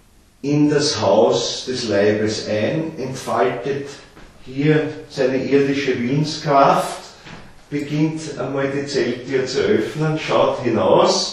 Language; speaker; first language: German; native; German